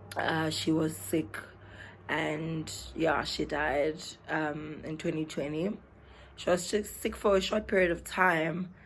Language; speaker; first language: English; non-native, local second language; Zulu